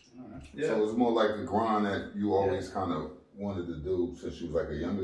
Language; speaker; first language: English; native; English